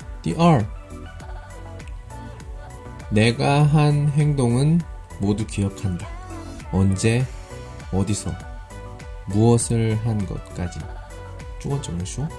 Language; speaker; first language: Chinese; non-native, learner; Korean